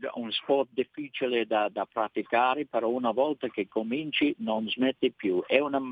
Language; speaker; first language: Italian; non-native, fluent; English